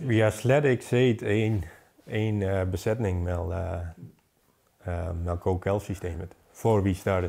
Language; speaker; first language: Danish; non-native, fluent; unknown